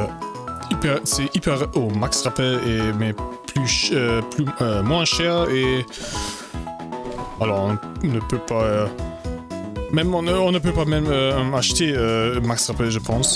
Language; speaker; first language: French; non-native, learner; German